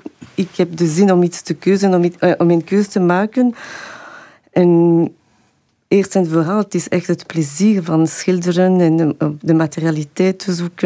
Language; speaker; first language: Dutch; non-native, local second language; French